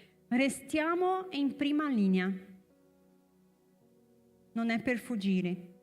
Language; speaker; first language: Italian; non-native, fluent; Portuguese